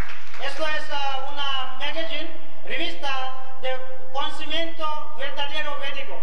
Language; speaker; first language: Spanish; non-native, learner; Gujarati